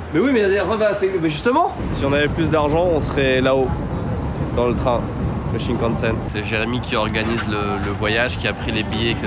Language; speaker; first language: French; native; French